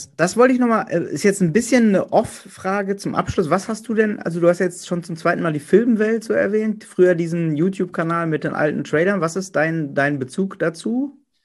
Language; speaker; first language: German; native; German